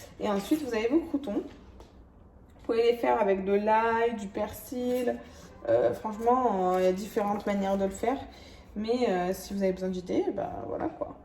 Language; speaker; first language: French; early bilingual, other home language; Arabic